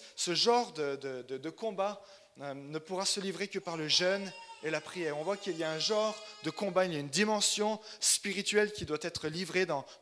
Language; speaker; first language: French; native; French